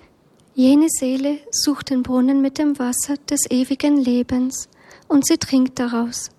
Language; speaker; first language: German; native; German